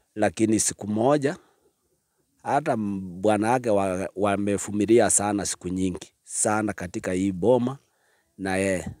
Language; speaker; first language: Swahili; non-native, local second language; Gusii